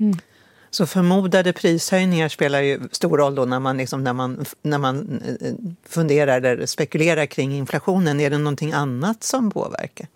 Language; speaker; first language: Swedish; native; Swedish